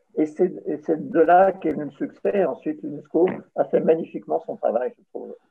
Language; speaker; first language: French; native; French